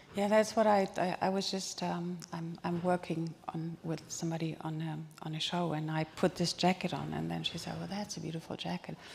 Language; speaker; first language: English; non-native, fluent; German